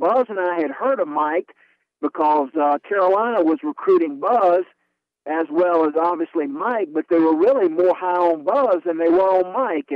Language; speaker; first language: English; native; English